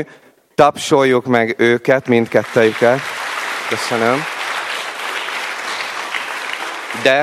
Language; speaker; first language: Hungarian; native; Hungarian